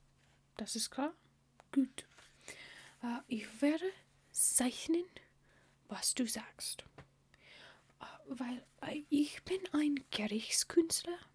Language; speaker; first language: German; non-native, learner; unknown